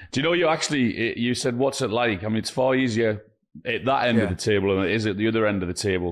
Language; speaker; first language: English; native; English